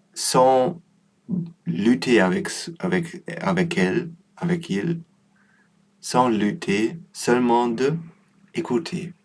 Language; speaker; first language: French; non-native, learner; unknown